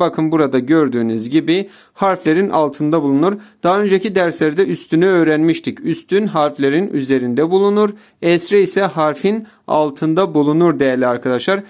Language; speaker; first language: Turkish; native; Turkish